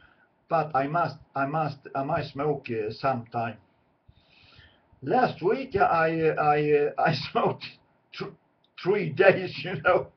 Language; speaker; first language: English; non-native, learner; Swedish